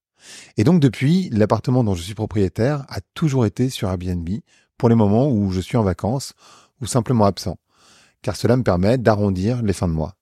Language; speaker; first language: French; native; French